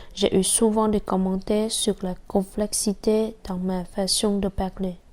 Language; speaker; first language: French; non-native, fluent; Vietnamese